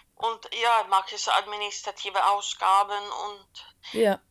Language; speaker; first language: German; non-native, fluent; Swedish